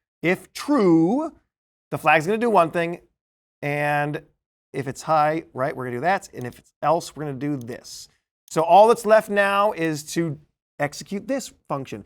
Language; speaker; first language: English; native; English